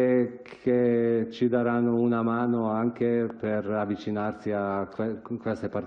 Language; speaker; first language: Italian; non-native, fluent; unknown